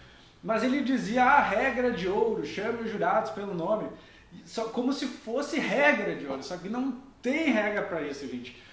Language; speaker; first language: Portuguese; native; Portuguese